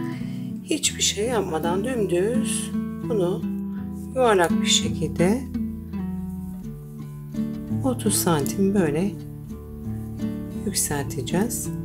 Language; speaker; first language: Turkish; native; Turkish